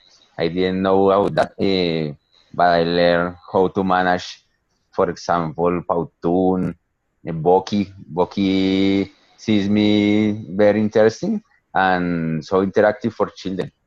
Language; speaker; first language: English; non-native, learner; Spanish